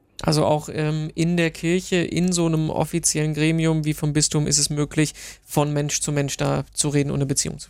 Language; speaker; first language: German; native; German